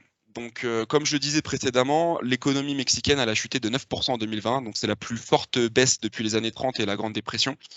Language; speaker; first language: French; native; French